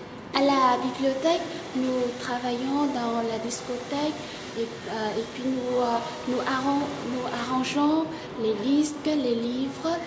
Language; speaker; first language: French; non-native, fluent; Vietnamese